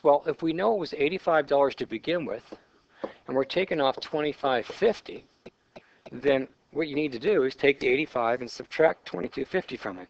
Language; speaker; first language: English; native; English